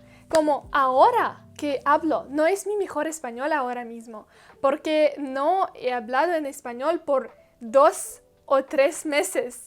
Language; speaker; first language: Spanish; non-native, learner; Russian